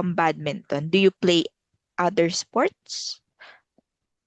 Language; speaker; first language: English; non-native, local second language; Filipino